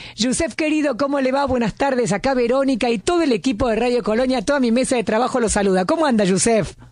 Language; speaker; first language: Spanish; native; Spanish